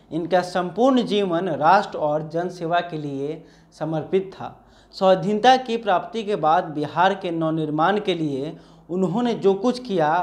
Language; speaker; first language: Hindi; native; Hindi